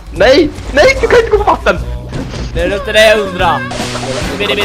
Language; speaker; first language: Swedish; native; Swedish